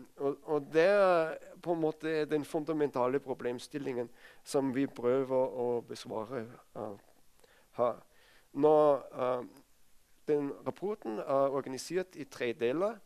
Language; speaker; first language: Norwegian; non-native, fluent; German